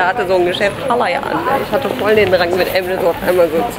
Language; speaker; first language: German; early bilingual, other home language; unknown